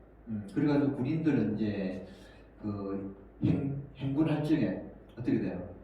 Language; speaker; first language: Korean; native; Korean